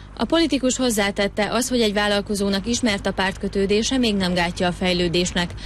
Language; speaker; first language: Hungarian; native; Hungarian